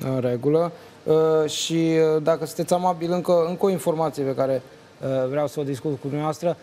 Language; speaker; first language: Romanian; native; Romanian